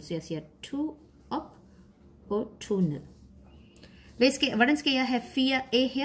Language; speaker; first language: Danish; non-native, fluent; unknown